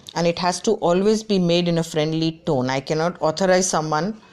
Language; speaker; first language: English; non-native, local second language; Gujarati